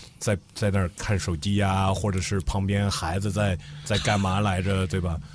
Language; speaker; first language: Chinese; non-native, fluent; English